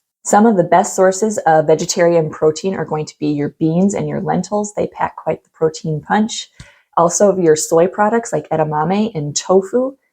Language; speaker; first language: English; native; English